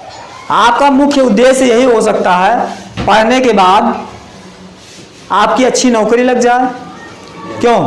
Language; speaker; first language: Hindi; native; Hindi